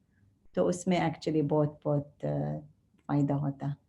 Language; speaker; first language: Hindi; non-native, fluent; Arabic